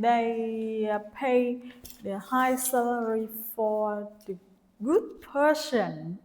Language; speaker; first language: English; non-native, learner; Vietnamese